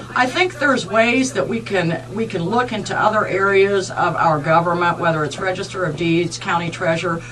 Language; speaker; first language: English; native; English